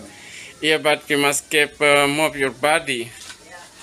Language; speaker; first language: English; non-native, learner; Indonesian